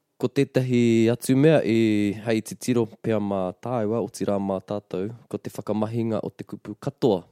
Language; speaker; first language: Māori; non-native, local second language; English